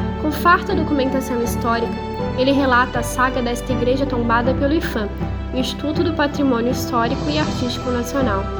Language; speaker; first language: Portuguese; native; Portuguese